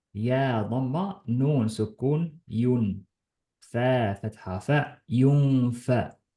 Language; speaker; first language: Arabic; non-native, fluent; Estonian